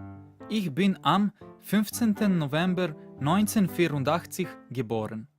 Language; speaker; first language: German; non-native, fluent; Serbian